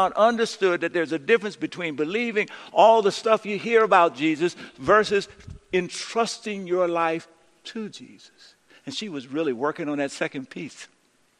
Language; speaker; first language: English; native; English